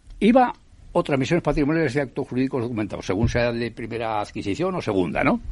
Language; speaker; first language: Spanish; native; Spanish